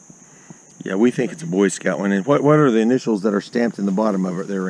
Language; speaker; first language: English; native; English